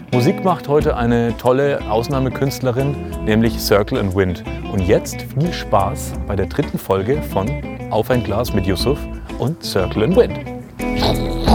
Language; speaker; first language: German; native; German